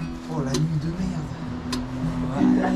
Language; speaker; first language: French; native; French